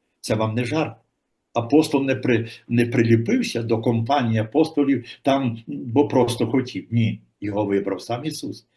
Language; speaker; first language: Ukrainian; native; Ukrainian